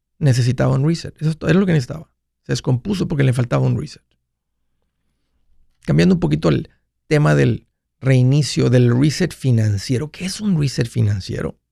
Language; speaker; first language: Spanish; native; Spanish